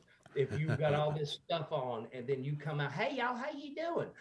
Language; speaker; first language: English; native; English